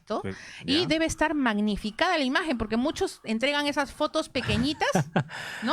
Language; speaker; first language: Spanish; native; Spanish